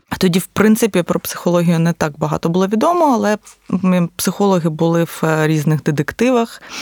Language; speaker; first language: Ukrainian; native; Ukrainian